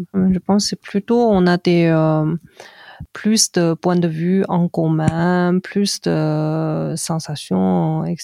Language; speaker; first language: French; non-native, fluent; Chinese